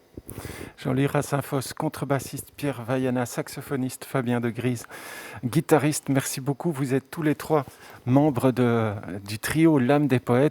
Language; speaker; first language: French; native; French